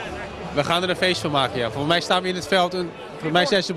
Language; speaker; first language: Dutch; native; Dutch